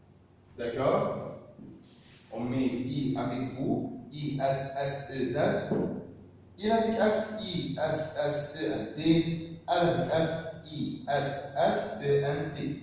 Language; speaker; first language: French; non-native, fluent; Arabic